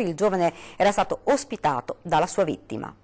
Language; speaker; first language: Italian; native; Italian